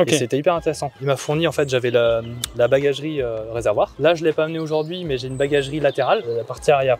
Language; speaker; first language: French; native; French